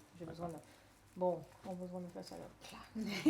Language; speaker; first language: French; non-native, learner; English